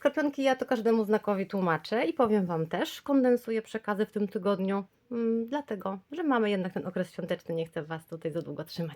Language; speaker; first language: Polish; native; Polish